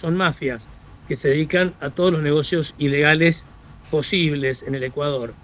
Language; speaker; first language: Spanish; native; Spanish